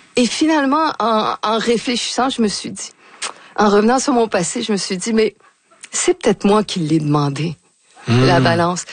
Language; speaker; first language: French; native; French